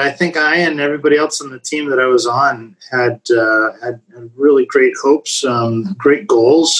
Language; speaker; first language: English; native; English